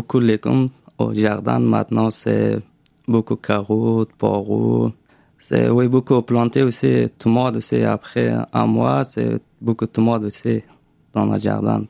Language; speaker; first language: French; non-native, learner; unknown